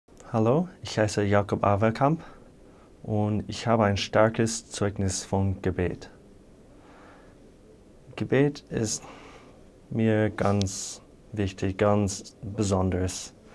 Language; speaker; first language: German; non-native, fluent; English